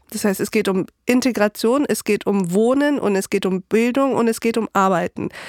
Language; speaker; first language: German; early bilingual, other home language; Turkish